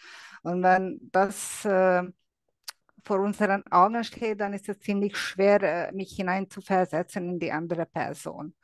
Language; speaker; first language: German; non-native, fluent; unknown